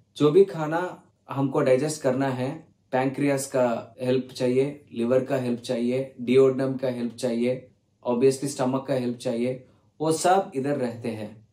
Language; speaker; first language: Hindi; non-native, learner; Tamil